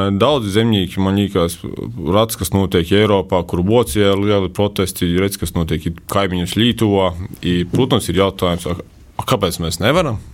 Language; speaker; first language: Latvian; native; Latvian